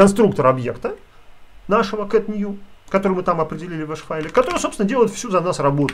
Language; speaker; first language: Russian; native; Russian